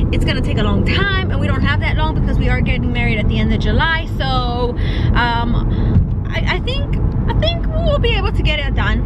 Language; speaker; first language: English; native; English